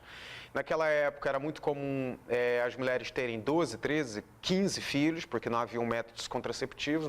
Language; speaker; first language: Portuguese; native; Portuguese